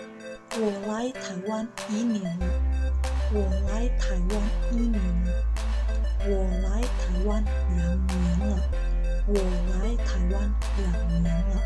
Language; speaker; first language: Chinese; non-native, fluent; Indonesian